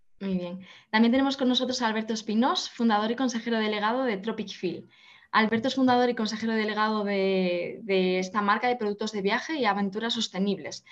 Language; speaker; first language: Spanish; native; Spanish